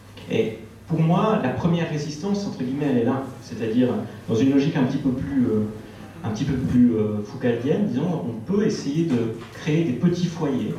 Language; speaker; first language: French; native; French